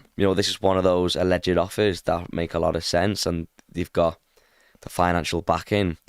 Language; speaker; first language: English; native; English